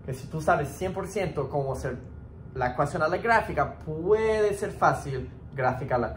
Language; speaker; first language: Spanish; non-native, fluent; English